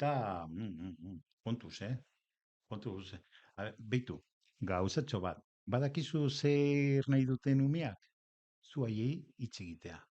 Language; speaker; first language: Basque; non-native, local second language; Spanish